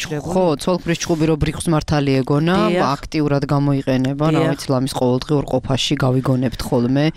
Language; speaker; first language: Georgian; native; Georgian